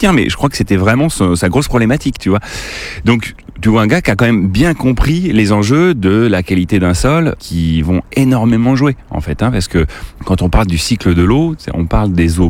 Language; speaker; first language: French; native; French